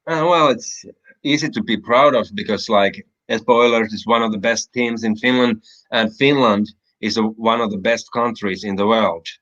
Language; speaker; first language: English; non-native, fluent; Finnish